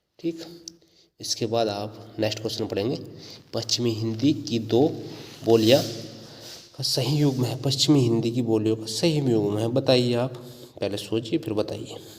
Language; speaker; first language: Hindi; native; Hindi